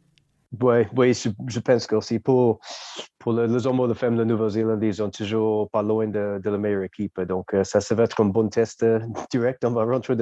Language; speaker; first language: French; non-native, fluent; English